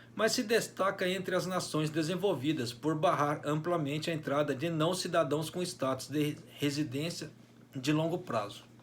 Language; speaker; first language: Portuguese; native; Portuguese